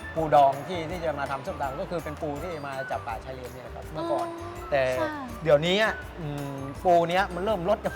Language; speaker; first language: Thai; native; Thai